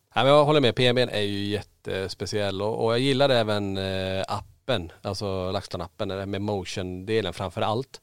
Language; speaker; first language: Swedish; native; Swedish